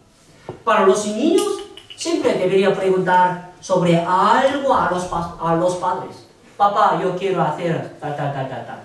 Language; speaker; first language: Spanish; non-native, learner; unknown